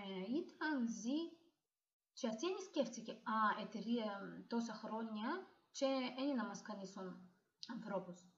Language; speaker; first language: Greek; non-native, learner; Russian